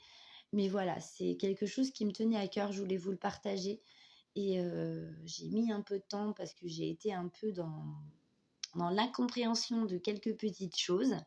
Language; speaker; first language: French; native; French